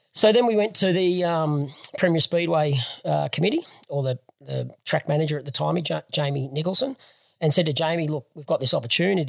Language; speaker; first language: English; native; English